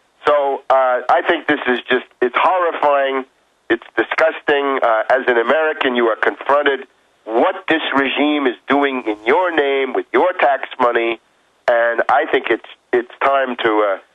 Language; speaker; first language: English; native; English